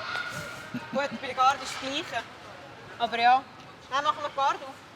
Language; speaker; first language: German; native; German